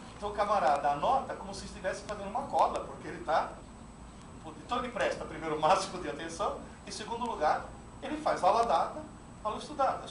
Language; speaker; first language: Portuguese; non-native, fluent; Italian